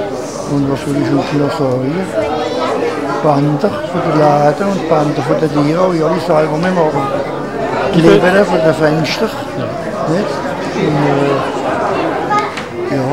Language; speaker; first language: German; non-native, local second language; Swiss German